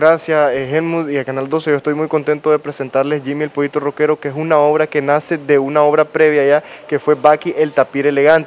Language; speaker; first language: Spanish; native; Spanish